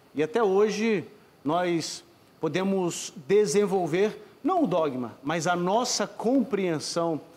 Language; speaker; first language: Portuguese; native; Portuguese